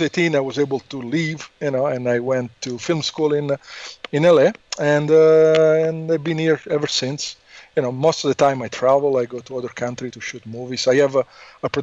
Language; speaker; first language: English; non-native, fluent; Italian